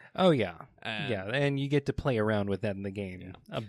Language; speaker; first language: English; native; English